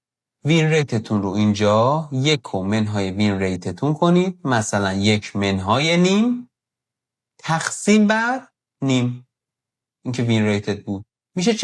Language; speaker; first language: Persian; native; Persian